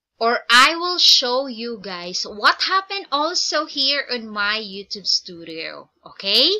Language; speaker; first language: English; non-native, local second language; Filipino